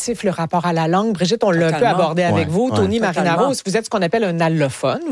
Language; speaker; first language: French; native; French